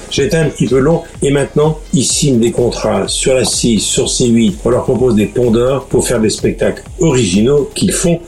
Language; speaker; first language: French; native; French